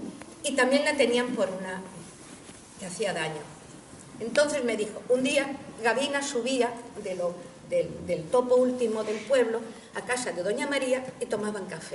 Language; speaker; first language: Spanish; native; Spanish